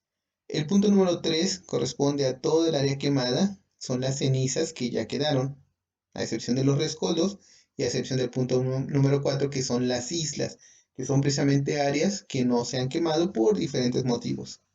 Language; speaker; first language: Spanish; native; Spanish